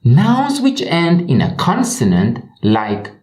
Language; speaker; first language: English; non-native, fluent; Romanian